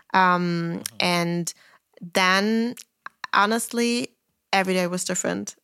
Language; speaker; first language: English; non-native, fluent; German